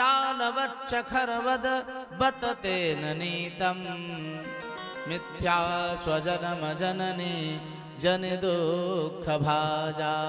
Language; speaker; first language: Hindi; native; Hindi